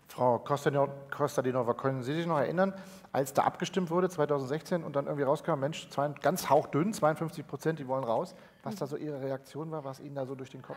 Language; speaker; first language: German; native; German